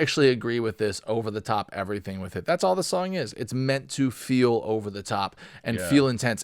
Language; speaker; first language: English; native; English